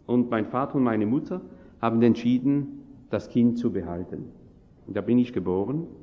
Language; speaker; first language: German; non-native, fluent; French